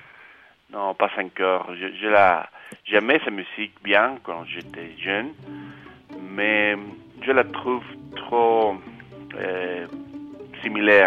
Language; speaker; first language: French; non-native, fluent; Spanish